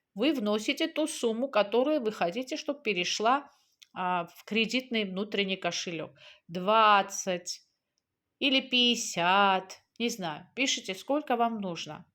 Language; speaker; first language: Russian; non-native, local second language; Georgian